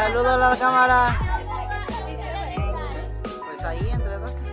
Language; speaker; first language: Spanish; native; Spanish